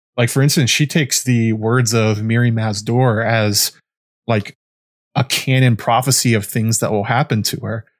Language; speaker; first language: English; native; English